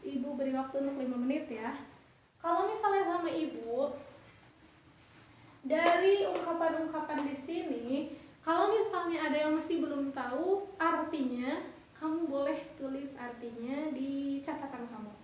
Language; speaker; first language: Indonesian; non-native, local second language; Sundanese